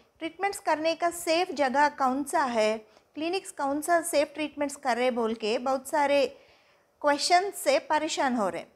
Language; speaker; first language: Hindi; non-native, local second language; Telugu